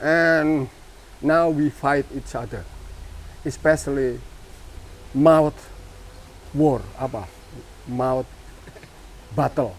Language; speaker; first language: English; non-native, learner; Indonesian